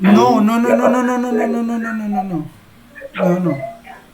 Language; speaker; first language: Spanish; native; Spanish